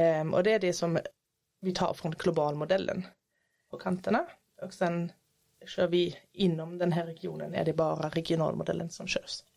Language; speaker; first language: Swedish; non-native, fluent; German